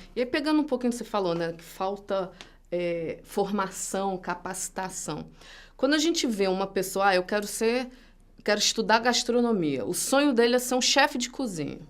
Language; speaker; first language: Portuguese; native; Portuguese